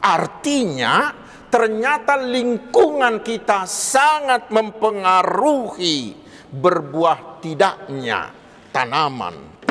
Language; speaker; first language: Indonesian; non-native, local second language; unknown